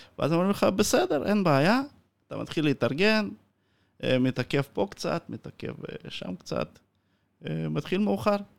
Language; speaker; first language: Hebrew; non-native, fluent; Russian